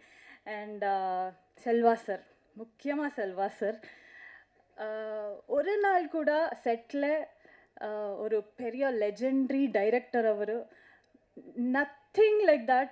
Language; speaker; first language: Tamil; non-native, learner; Kannada